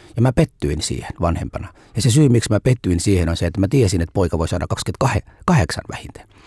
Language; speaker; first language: Finnish; non-native, fluent; Somali